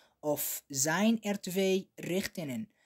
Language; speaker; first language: Dutch; non-native, learner; Arabic